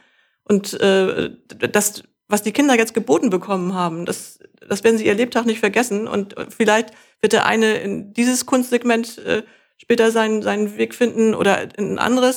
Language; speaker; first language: German; native; German